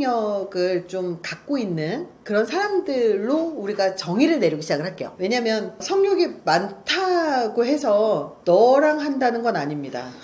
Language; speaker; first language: Korean; native; Korean